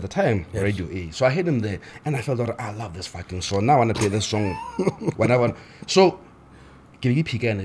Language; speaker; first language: English; non-native, local second language; Tswana